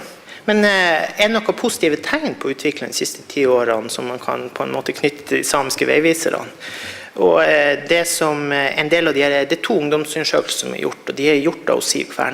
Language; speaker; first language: Norwegian; native; Norwegian